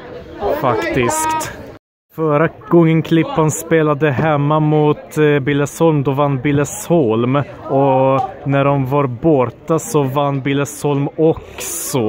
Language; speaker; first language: Swedish; early bilingual, other home language; Polish